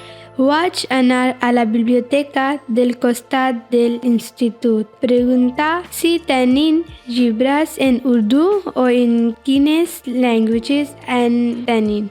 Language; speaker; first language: Catalan; non-native, learner; Urdu